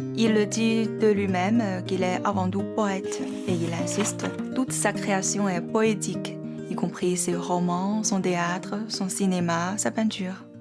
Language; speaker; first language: French; non-native, fluent; Chinese